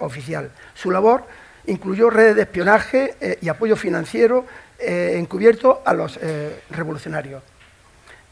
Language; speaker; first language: Spanish; native; Spanish